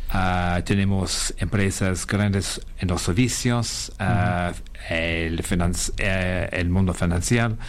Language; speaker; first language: Spanish; non-native, fluent; English